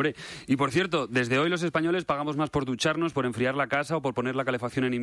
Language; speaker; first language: Spanish; native; Spanish